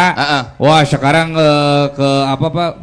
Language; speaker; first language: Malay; non-native, local second language; Sundanese